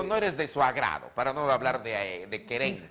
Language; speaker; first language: Spanish; native; Spanish